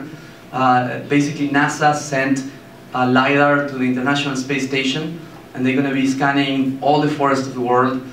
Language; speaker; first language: English; non-native, fluent; Spanish